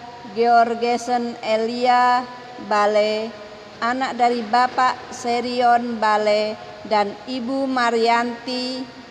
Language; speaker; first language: Indonesian; native; Indonesian